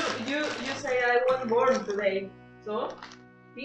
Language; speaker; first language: English; non-native, learner; Spanish